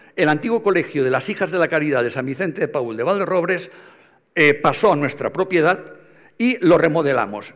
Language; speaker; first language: Spanish; native; Spanish